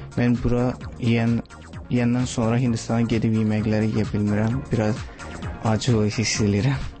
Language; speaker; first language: Azerbaijani; non-native, fluent; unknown